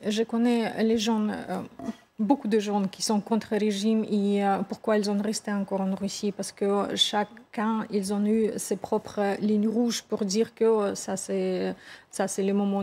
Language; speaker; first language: French; non-native, fluent; Russian